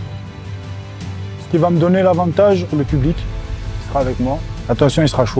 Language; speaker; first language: French; native; French